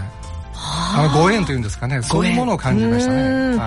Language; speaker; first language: Japanese; native; Japanese